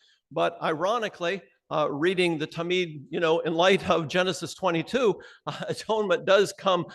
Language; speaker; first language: English; native; English